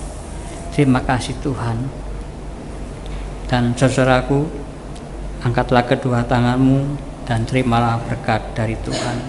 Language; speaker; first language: Indonesian; native; Indonesian